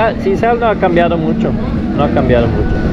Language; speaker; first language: Spanish; non-native, learner; English